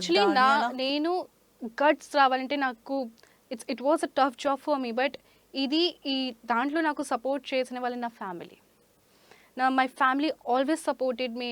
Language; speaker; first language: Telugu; non-native, learner; Hindi